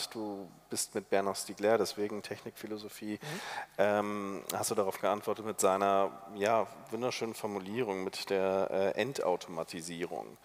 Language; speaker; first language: German; native; German